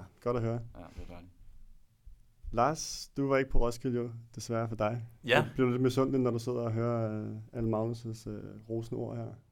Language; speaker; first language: Danish; native; Danish